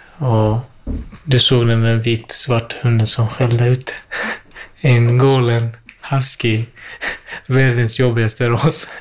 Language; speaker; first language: Swedish; non-native, fluent; Kurdish